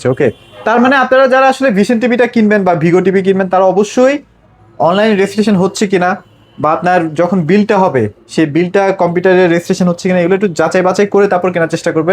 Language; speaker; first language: Bangla; native; Bangla